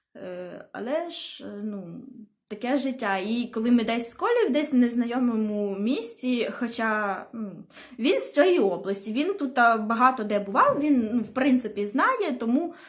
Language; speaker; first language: Ukrainian; non-native, local second language; Russian